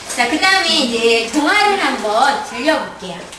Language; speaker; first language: Korean; native; Korean